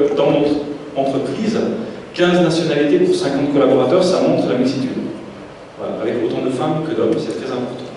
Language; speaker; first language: French; native; French